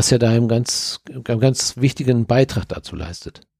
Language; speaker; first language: German; native; German